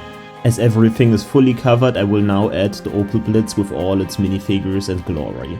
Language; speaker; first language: English; non-native, fluent; German